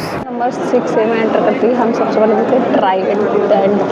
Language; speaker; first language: Hindi; native; Hindi